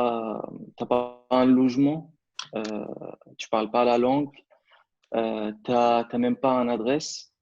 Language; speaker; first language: French; non-native, fluent; Arabic